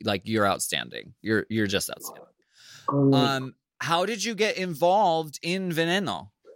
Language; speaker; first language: English; native; English